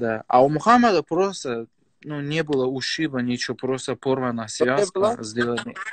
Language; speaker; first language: Russian; non-native, fluent; Persian